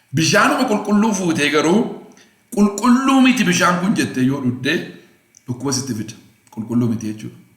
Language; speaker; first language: Oromo; non-native, local second language; Amharic